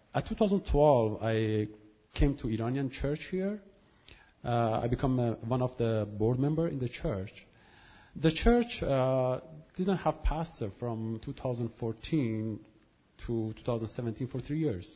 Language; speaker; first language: English; non-native, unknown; Kurdish